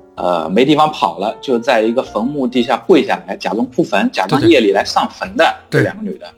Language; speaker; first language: Chinese; native; Chinese